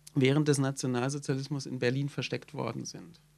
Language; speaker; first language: German; native; German